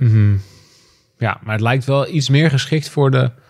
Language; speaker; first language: Dutch; native; Dutch